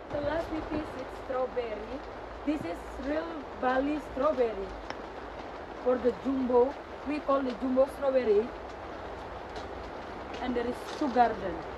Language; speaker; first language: English; non-native, learner; Indonesian